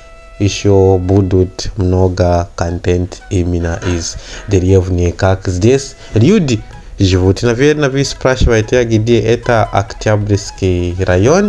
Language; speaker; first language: Russian; non-native, learner; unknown